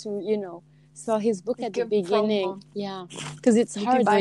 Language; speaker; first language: English; non-native, fluent; French